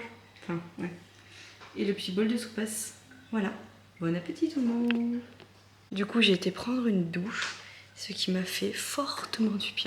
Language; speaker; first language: French; native; French